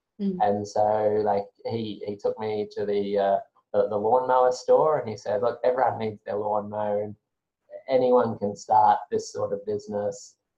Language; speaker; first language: English; native; English